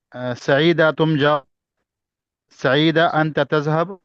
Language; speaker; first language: Arabic; non-native, learner; Urdu